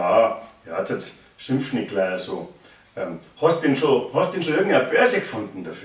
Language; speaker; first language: German; native; German